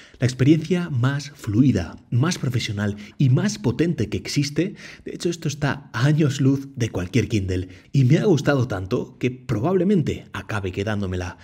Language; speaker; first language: Spanish; native; Spanish